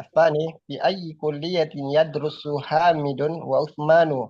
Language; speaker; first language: Arabic; non-native, learner; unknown